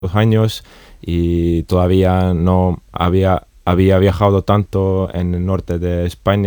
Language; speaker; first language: Spanish; non-native, fluent; Estonian